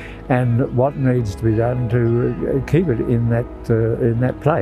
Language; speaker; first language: English; native; English